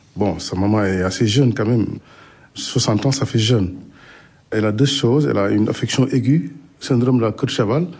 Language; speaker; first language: French; non-native, local second language; Wolof